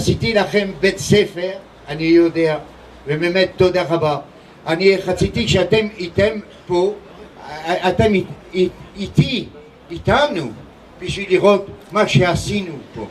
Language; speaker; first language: Hebrew; non-native, learner; French